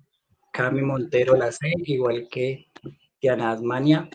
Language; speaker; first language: Spanish; native; Spanish